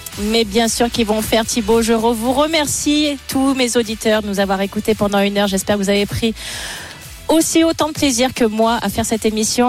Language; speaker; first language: French; native; French